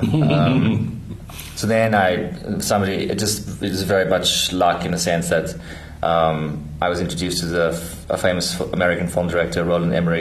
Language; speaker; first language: English; native; English